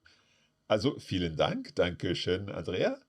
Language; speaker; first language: German; non-native, fluent; English